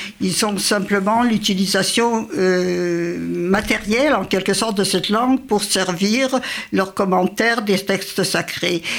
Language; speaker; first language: French; early bilingual, other home language; Yiddish